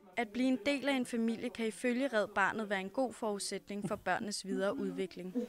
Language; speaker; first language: Danish; native; Danish